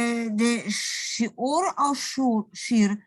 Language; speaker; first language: Hebrew; non-native, learner; Polish